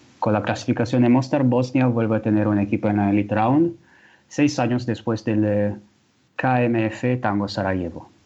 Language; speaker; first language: Spanish; non-native, fluent; Italian